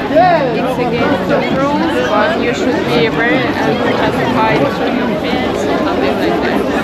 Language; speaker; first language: English; non-native, learner; Russian